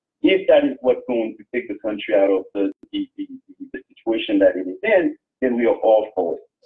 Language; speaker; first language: English; non-native, fluent; Haitian Creole